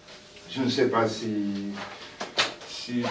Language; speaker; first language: French; non-native, fluent; Portuguese